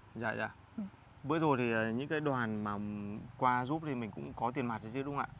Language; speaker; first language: Vietnamese; non-native, local second language; Hmong